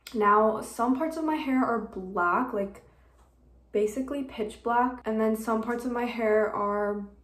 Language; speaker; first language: English; native; English